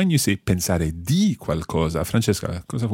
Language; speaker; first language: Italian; non-native, fluent; English